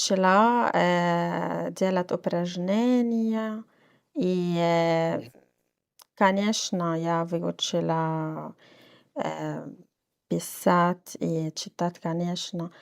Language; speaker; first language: Russian; non-native, learner; Arabic